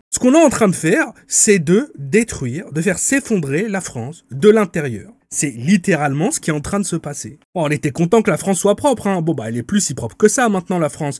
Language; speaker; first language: French; native; French